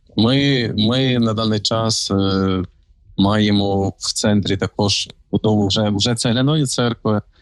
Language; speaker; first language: Ukrainian; native; Ukrainian